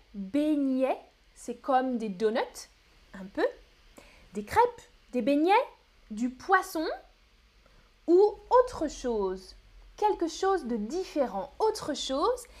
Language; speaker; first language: French; native; French